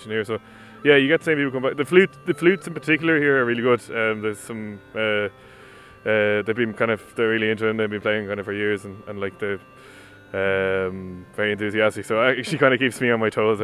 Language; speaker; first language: English; non-native, local second language; Irish